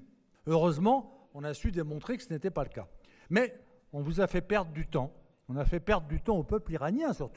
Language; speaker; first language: French; native; French